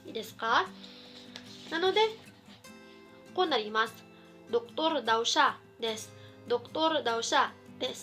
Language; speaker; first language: Japanese; non-native, fluent; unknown